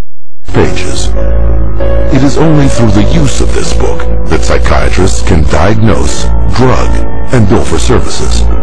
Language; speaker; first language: English; native; English